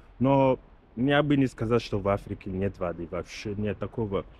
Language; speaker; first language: Russian; non-native, learner; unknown